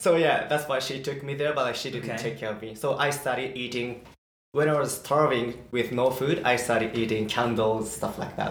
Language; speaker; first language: English; non-native, learner; Japanese